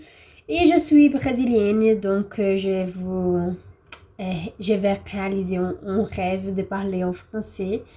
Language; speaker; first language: French; non-native, learner; Portuguese